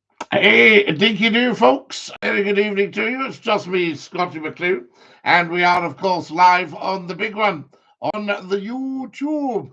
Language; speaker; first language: English; native; English